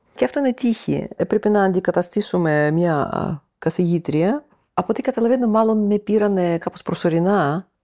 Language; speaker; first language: Greek; non-native, fluent; Russian